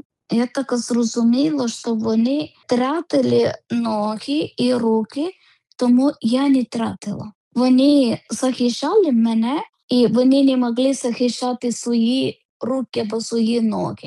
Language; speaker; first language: Ukrainian; non-native, learner; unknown